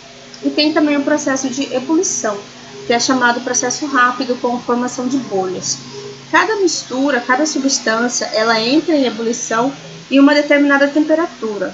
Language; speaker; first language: Portuguese; native; Portuguese